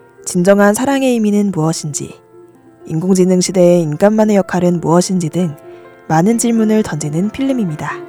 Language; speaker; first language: Korean; native; Korean